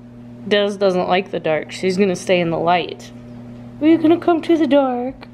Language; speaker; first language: English; native; English